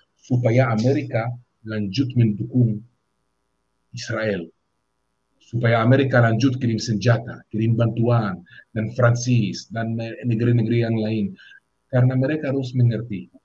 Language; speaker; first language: Indonesian; non-native, fluent; Hebrew